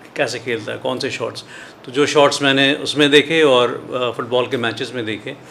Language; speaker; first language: Hindi; native; Hindi